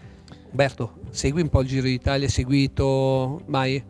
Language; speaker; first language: Italian; native; Italian